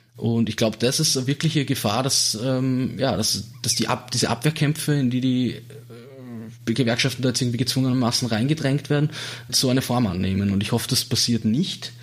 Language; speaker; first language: German; native; German